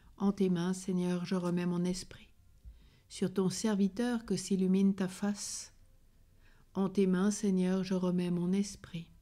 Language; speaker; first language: French; native; French